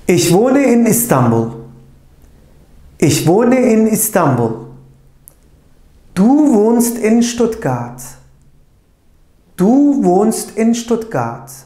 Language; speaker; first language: German; non-native, fluent; Turkish